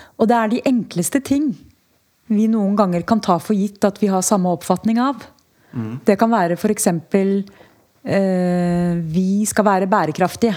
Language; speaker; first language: Norwegian; native; Norwegian